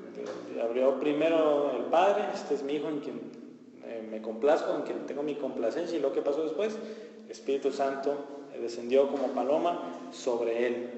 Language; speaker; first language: Spanish; native; Spanish